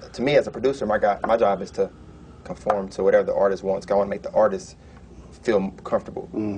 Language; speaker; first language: English; native; English